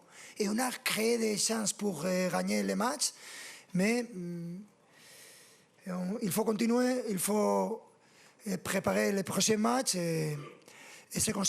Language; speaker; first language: French; non-native, fluent; Spanish